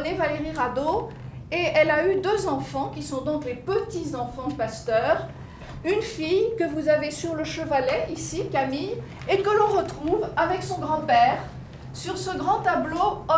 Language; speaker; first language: French; native; French